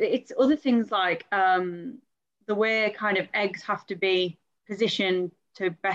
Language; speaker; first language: English; native; English